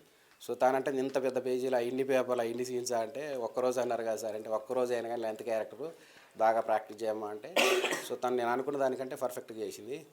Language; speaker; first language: Telugu; native; Telugu